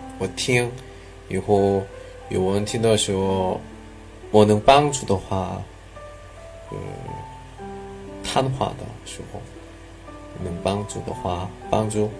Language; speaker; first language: Chinese; non-native, learner; Korean